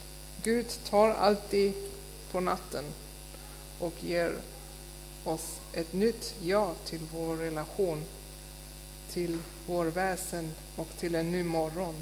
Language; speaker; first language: Swedish; non-native, fluent; German